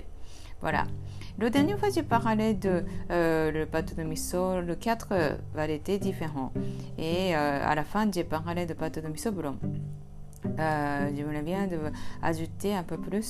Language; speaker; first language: French; non-native, learner; Japanese